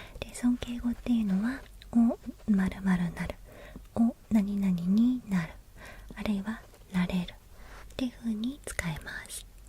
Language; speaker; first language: Japanese; native; Japanese